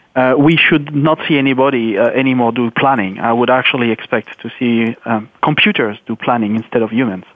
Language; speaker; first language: English; non-native, fluent; French